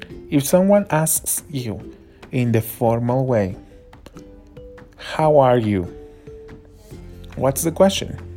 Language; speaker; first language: English; non-native, fluent; Spanish